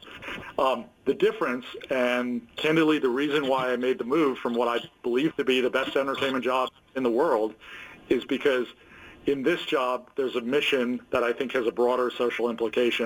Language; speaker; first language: English; native; English